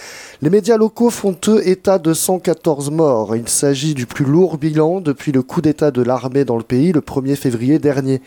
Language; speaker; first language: French; native; French